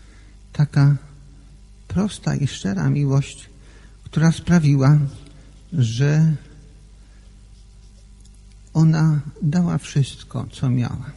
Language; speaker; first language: Polish; native; Polish